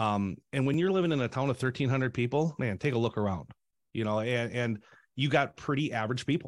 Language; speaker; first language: English; native; English